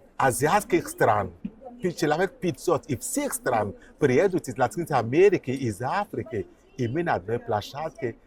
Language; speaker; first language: Russian; non-native, fluent; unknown